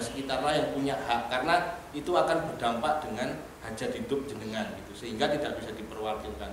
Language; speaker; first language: Indonesian; native; Indonesian